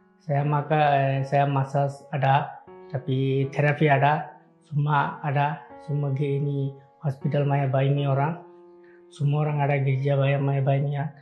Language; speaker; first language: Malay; non-native, learner; Bangla